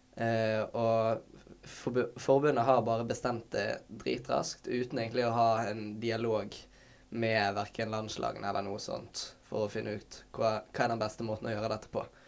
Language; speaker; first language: Norwegian; native; Norwegian